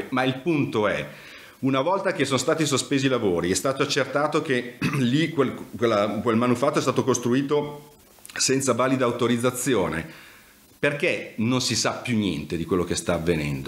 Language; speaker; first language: Italian; native; Italian